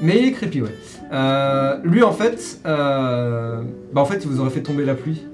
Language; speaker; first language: French; native; French